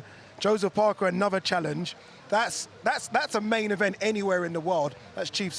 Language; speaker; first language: English; native; English